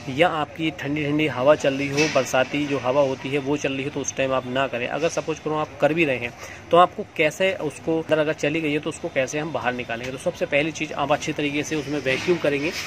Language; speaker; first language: Hindi; native; Hindi